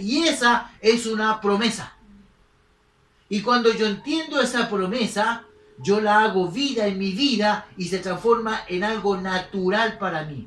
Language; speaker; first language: Spanish; native; Spanish